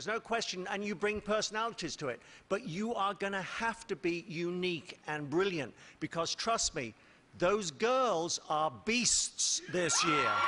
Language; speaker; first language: English; native; English